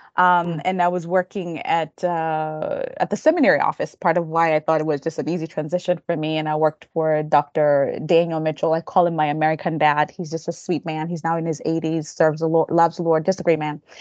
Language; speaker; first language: English; non-native, local second language; Kamba